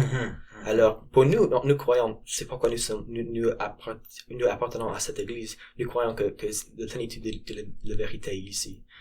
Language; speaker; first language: French; non-native, learner; English